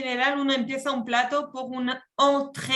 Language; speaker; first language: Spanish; native; Spanish